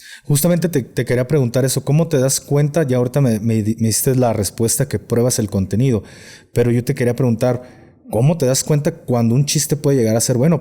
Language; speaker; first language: Spanish; native; Spanish